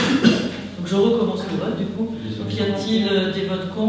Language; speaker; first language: French; native; French